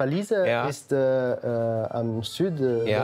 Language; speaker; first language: German; non-native, learner; Dutch